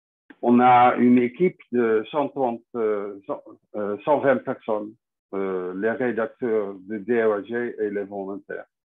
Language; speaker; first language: French; non-native, fluent; Dutch